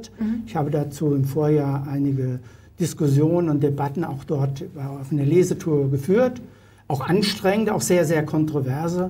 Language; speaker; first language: German; native; German